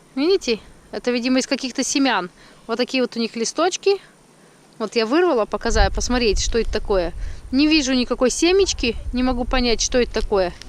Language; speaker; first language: Russian; native; Russian